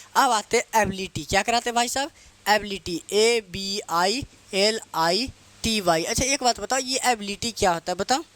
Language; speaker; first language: Hindi; native; Hindi